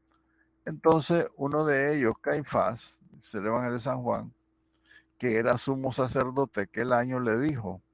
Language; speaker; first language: Spanish; native; Spanish